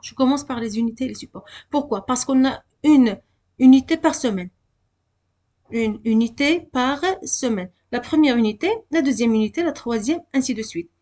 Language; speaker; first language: French; non-native, local second language; Arabic